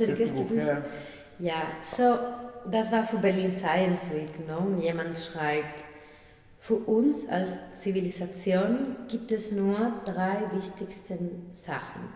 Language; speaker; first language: German; non-native, fluent; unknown